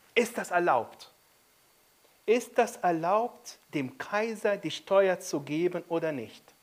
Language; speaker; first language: German; non-native, fluent; Arabic